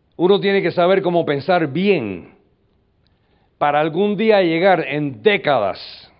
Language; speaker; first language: Spanish; early bilingual, heritage; English